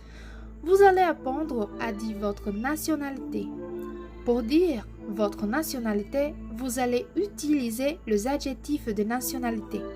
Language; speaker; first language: French; non-native, fluent; Portuguese